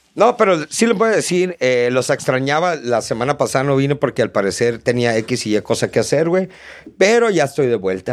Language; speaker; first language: Spanish; early bilingual, heritage; Spanish